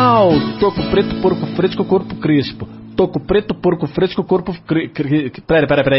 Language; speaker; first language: Portuguese; native; Portuguese